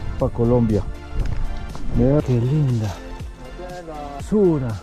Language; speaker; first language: Spanish; native; Spanish